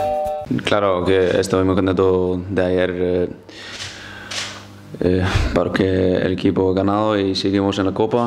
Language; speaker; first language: Spanish; non-native, fluent; Icelandic